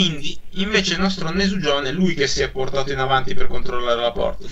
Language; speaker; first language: Italian; native; Italian